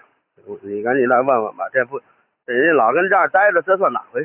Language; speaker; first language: Chinese; native; Chinese